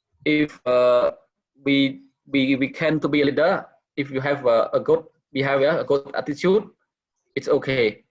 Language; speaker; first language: English; non-native, learner; Khmer